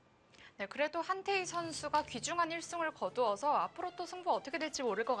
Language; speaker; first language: Korean; native; Korean